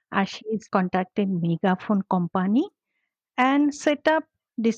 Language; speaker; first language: English; non-native, local second language; Bangla